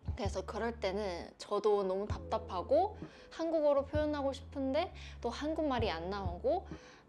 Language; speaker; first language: Korean; non-native, fluent; Chinese